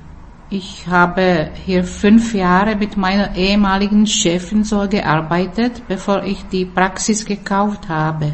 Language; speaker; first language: German; non-native, fluent; Czech